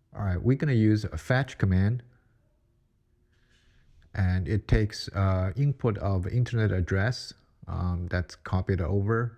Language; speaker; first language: English; non-native, fluent; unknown